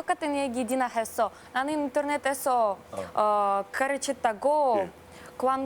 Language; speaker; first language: Korean; non-native, learner; Russian